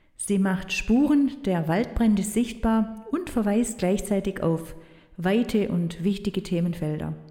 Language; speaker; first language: German; native; German